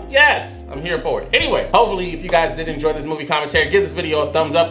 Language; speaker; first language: English; native; English